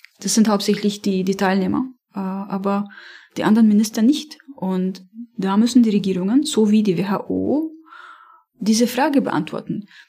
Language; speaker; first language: German; non-native, fluent; Arabic